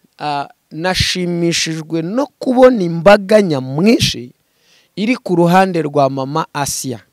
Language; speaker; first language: Kinyarwanda; native; Kinyarwanda